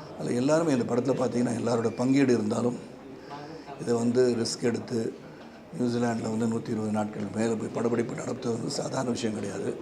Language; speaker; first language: Tamil; native; Tamil